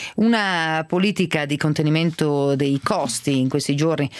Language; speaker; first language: Italian; native; Italian